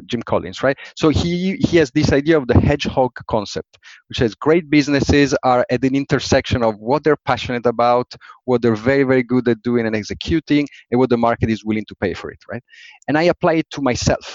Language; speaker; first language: English; non-native, fluent; Italian